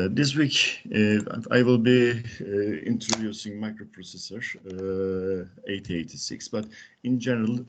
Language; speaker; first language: English; non-native, fluent; Turkish